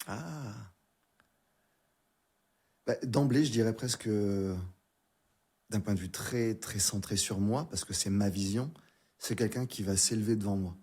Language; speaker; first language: French; native; French